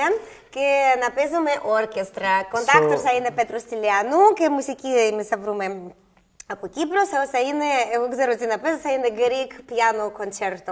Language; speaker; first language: Greek; non-native, learner; Russian